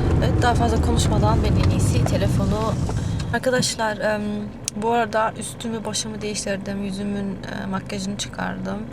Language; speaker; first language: Turkish; early bilingual, heritage; Turkish